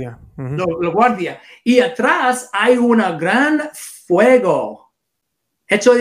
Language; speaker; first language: Spanish; non-native, learner; English